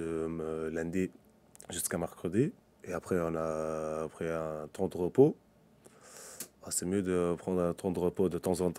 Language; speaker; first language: French; non-native, local second language; Arabic